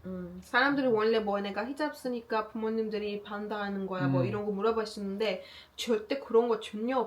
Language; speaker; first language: Korean; non-native, learner; Turkish